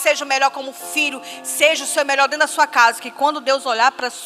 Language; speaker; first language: Portuguese; native; Portuguese